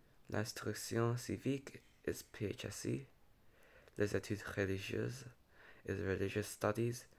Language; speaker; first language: English; native; English